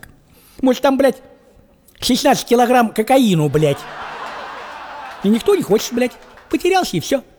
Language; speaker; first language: Russian; native; Russian